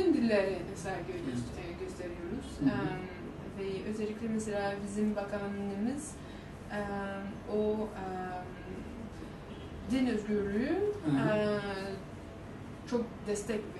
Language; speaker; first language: Turkish; non-native, learner; English